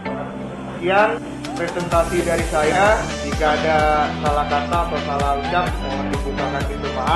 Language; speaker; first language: Indonesian; native; Indonesian